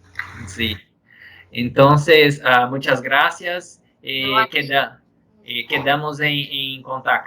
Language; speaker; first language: Spanish; non-native, fluent; Portuguese